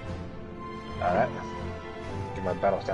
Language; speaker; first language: English; native; English